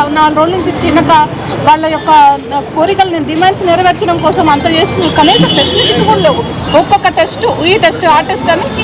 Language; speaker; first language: Telugu; native; Telugu